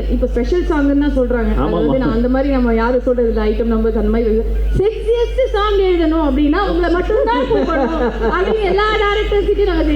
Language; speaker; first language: Tamil; native; Tamil